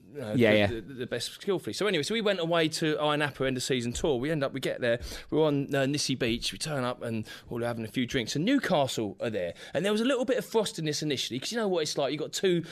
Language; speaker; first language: English; native; English